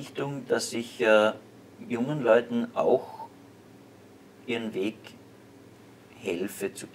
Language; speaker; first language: German; native; German